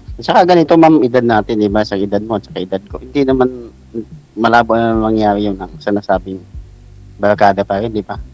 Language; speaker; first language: Filipino; non-native, local second language; Hiligaynon